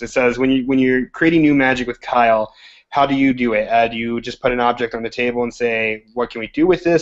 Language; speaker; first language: English; native; English